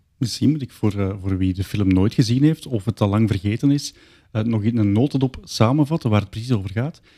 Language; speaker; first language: Dutch; native; Dutch